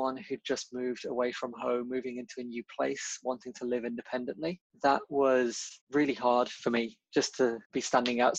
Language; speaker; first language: English; native; English